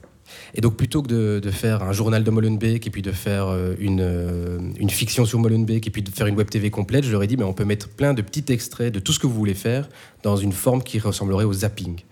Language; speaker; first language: French; native; French